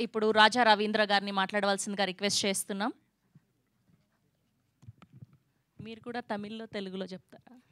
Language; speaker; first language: Telugu; native; Telugu